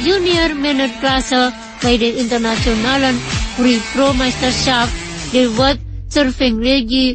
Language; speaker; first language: German; non-native, learner; Indonesian